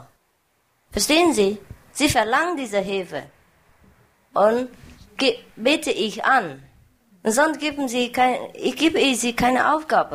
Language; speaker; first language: German; non-native, learner; Vietnamese